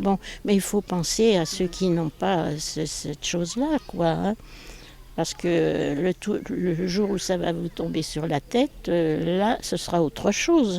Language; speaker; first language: French; native; French